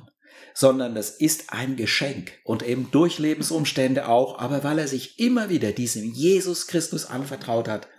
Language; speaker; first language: German; native; German